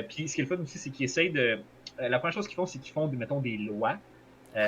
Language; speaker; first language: French; native; French